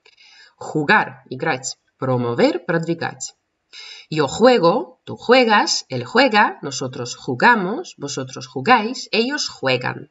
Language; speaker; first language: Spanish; non-native, fluent; Russian